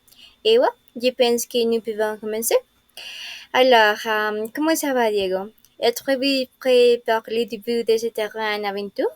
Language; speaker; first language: French; non-native, fluent; Spanish